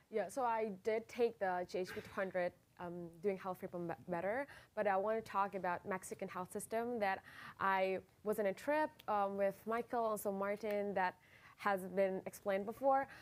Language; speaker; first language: English; non-native, fluent; Indonesian